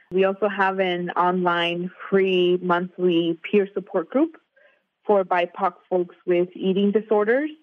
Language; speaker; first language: English; native; English